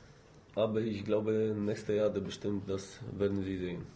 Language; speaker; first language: German; non-native, fluent; Polish